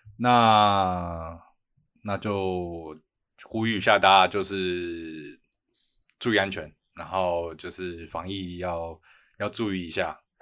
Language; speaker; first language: Chinese; native; Chinese